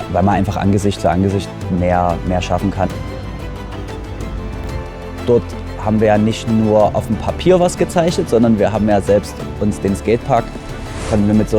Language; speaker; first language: German; native; German